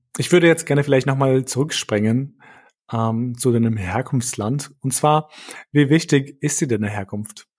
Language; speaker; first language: German; early bilingual, other home language; Albanian